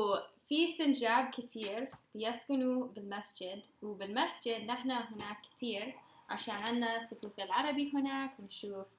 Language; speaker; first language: Arabic; non-native, learner; English